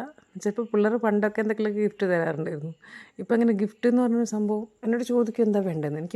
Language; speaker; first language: Malayalam; native; Malayalam